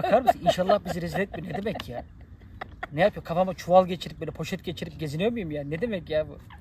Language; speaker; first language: Turkish; native; Turkish